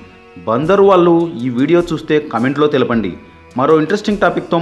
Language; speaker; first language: Telugu; native; Telugu